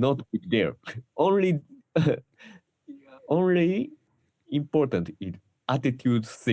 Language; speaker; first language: English; non-native, learner; Japanese